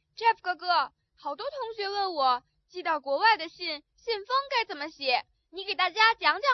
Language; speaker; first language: Chinese; native; Chinese